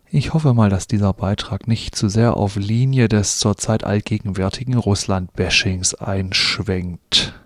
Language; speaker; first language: German; native; German